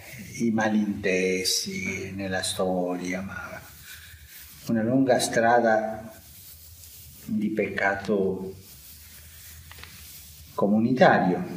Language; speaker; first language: Italian; early bilingual, heritage; Spanish